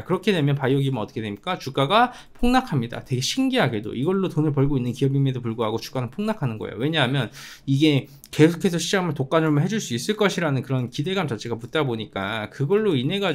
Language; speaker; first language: Korean; native; Korean